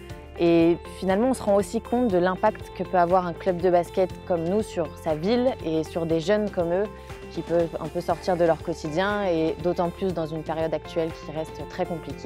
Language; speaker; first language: French; native; French